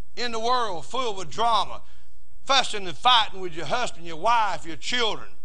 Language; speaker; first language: English; native; English